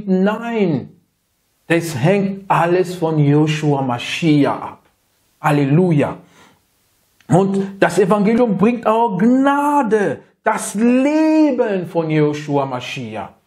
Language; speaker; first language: German; non-native, learner; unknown